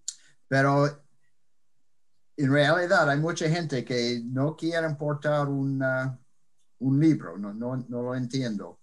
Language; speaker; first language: Spanish; non-native, fluent; English